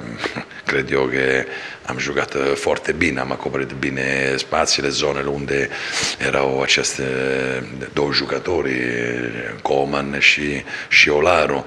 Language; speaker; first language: Romanian; non-native, fluent; Italian